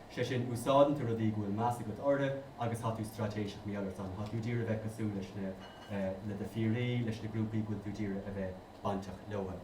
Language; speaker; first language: Irish; native; Irish